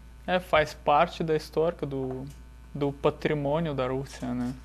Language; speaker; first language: Portuguese; non-native, fluent; Russian